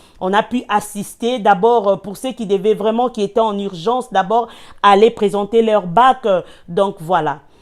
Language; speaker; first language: French; non-native, local second language; Lingala